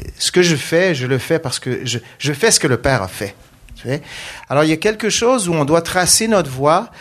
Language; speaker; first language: French; native; French